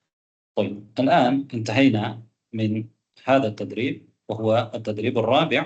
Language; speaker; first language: Arabic; non-native, fluent; Tamil